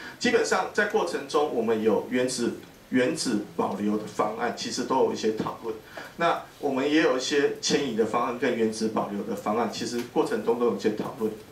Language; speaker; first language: Chinese; native; Chinese